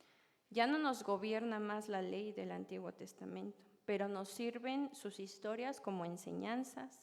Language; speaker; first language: Spanish; native; Spanish